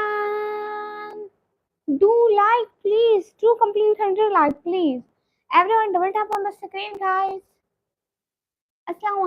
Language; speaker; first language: English; non-native, learner; Punjabi